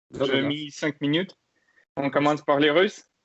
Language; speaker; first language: French; non-native, learner; Russian